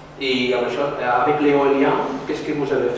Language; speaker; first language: French; non-native, learner; Catalan